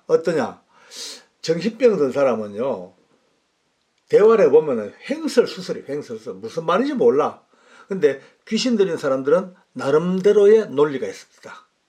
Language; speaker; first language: Korean; native; Korean